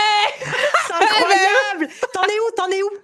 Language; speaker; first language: French; native; French